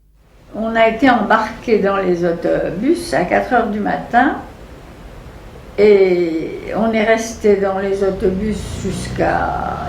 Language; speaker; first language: French; native; French